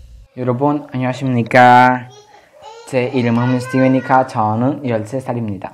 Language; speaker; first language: Korean; non-native, learner; Spanish